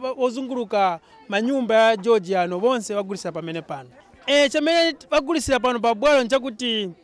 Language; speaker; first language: Nyanja; non-native, local second language; Bemba